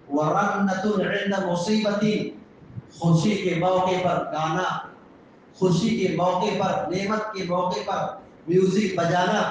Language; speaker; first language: Urdu; native; Urdu